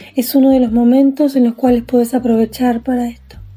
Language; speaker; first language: English; non-native, fluent; Spanish